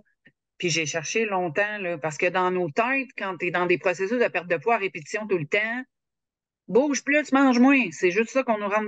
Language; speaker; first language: French; native; French